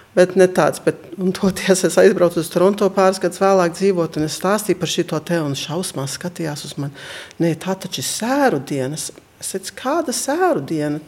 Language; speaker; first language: Latvian; early bilingual, heritage; Latvian